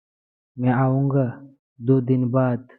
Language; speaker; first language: Hindi; non-native, learner; Bangla